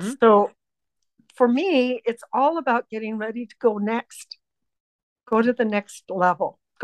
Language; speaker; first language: English; native; English